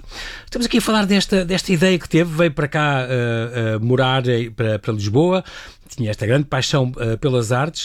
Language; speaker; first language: Portuguese; native; Portuguese